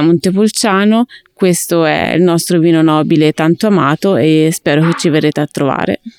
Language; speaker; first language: Italian; native; Italian